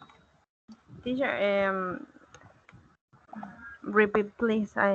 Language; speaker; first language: English; non-native, learner; Spanish